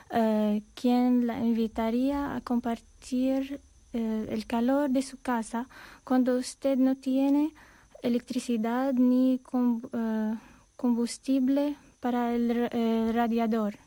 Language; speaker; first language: Spanish; non-native, fluent; Armenian